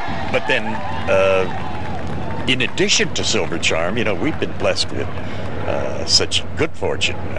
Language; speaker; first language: English; native; English